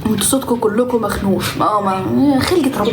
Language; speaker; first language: Arabic; native; Arabic